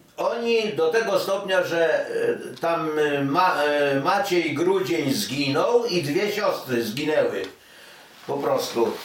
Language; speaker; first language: Polish; native; Polish